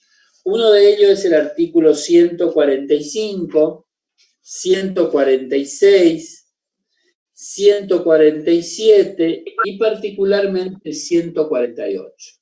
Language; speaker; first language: Spanish; native; Spanish